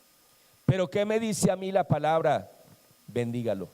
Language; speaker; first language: Spanish; native; Spanish